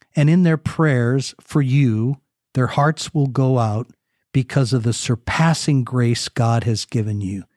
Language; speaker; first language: English; native; English